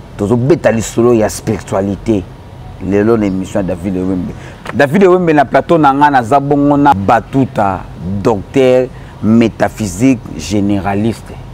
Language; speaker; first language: Lingala; native; Lingala